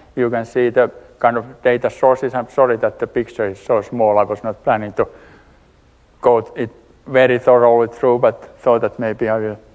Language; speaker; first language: English; non-native, fluent; Finnish